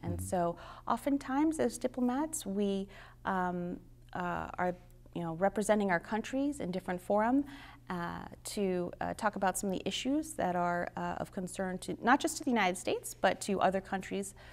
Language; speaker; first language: English; native; English